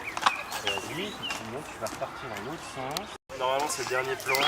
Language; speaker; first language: French; native; French